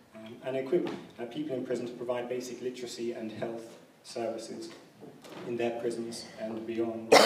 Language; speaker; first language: English; native; English